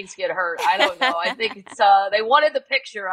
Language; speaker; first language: English; native; English